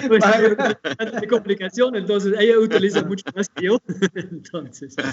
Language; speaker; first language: Spanish; non-native, fluent; Dutch